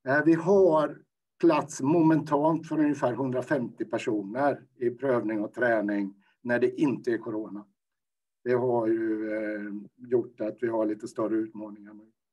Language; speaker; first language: Swedish; native; Swedish